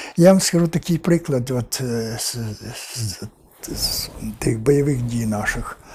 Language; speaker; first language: Ukrainian; native; Ukrainian